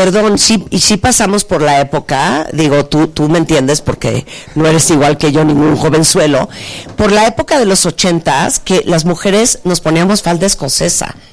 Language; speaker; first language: Spanish; native; Spanish